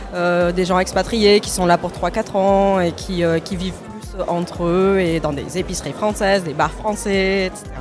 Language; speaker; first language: French; native; French